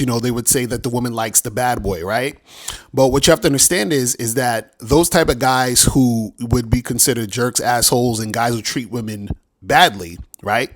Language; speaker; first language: English; native; English